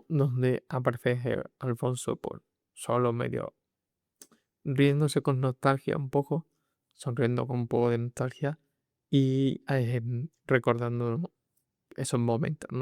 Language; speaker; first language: Spanish; native; Spanish